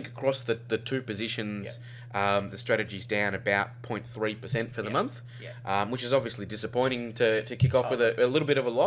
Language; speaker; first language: English; native; English